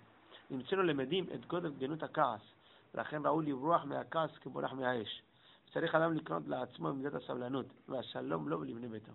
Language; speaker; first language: Hebrew; non-native, fluent; English